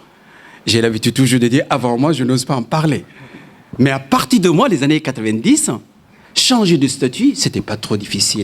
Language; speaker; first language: French; non-native, local second language; Wolof